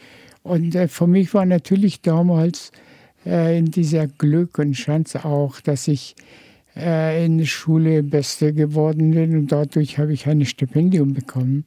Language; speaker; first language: German; non-native, fluent; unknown